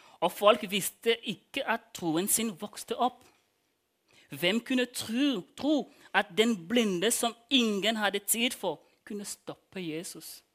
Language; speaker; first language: Norwegian; non-native, fluent; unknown